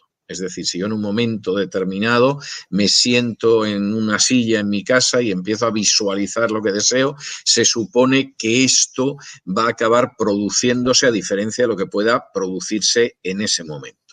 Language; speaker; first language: Spanish; native; Spanish